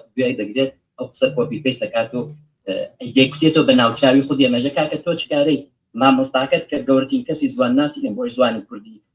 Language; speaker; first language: Central Kurdish; native; Central Kurdish